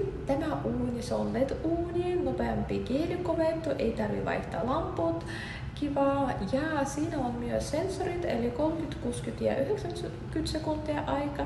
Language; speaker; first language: Finnish; non-native, fluent; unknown